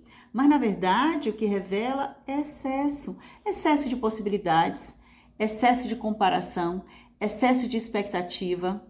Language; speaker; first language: Portuguese; native; Portuguese